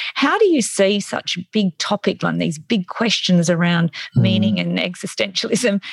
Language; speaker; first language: English; native; English